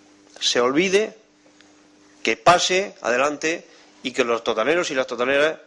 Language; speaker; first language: Spanish; native; Spanish